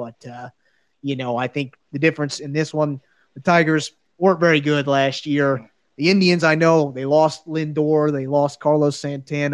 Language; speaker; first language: English; native; English